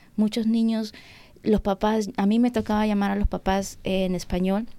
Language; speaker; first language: Spanish; native; Spanish